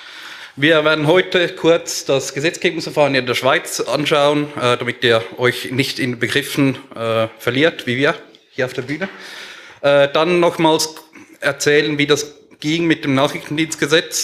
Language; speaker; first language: German; native; German